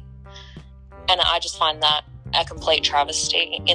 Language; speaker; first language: English; native; English